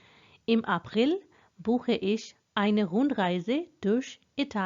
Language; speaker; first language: German; non-native, fluent; Hindi